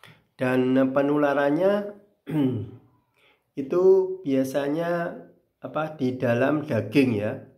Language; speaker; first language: Indonesian; native; Indonesian